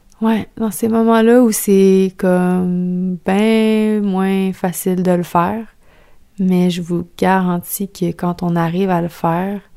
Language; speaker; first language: French; native; French